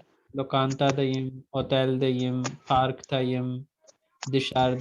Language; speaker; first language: Turkish; non-native, fluent; Urdu